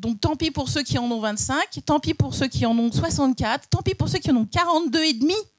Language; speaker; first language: French; native; French